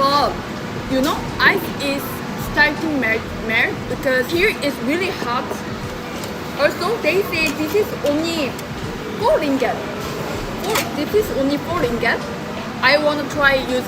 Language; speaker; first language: English; non-native, learner; Japanese